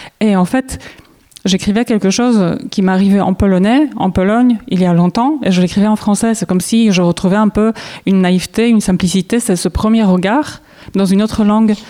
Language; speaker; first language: French; non-native, fluent; Polish